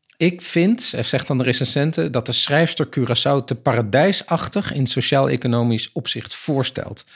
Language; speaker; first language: Dutch; native; Dutch